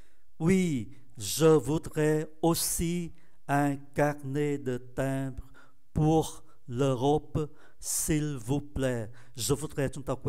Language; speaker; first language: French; non-native, fluent; Vietnamese